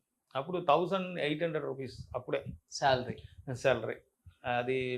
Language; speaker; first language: Telugu; non-native, learner; Tamil